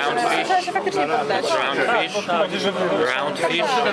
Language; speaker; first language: English; non-native, learner; Polish